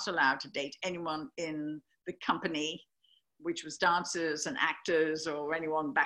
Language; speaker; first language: English; native; English